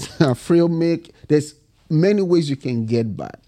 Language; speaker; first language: English; non-native, local second language; Bini